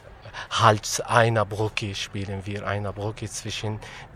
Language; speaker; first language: German; non-native, fluent; Arabic